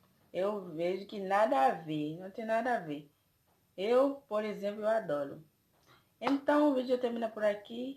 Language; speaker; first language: Portuguese; non-native, fluent; Haitian Creole